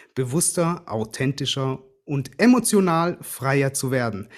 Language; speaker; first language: German; early bilingual, other home language; Greek